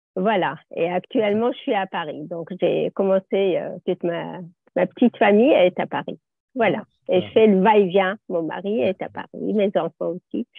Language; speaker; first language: French; native; French